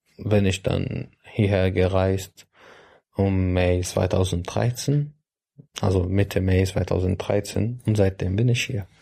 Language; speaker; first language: German; non-native, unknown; Arabic